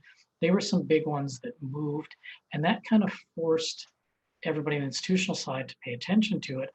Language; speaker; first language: English; native; English